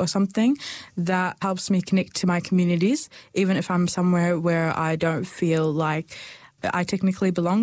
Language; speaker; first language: English; native; English